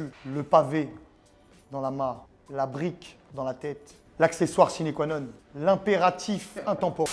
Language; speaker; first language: French; native; French